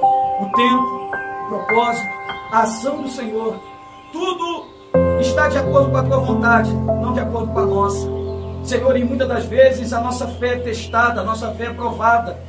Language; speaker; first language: Portuguese; native; Portuguese